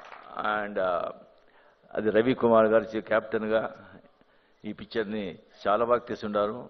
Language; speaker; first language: Telugu; non-native, fluent; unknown